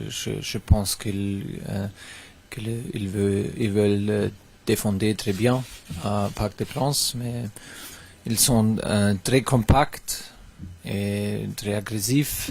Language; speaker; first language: French; non-native, fluent; German